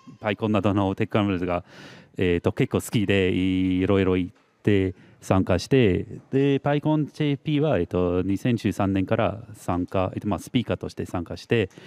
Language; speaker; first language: Japanese; non-native, fluent; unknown